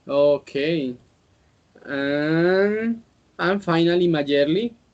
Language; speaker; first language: English; non-native, learner; Spanish